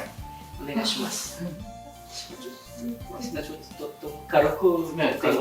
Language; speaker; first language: Japanese; non-native, fluent; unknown